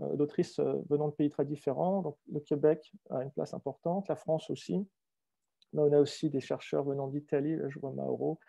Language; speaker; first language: French; native; French